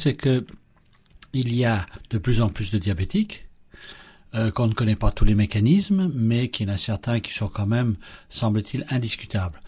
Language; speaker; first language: French; native; French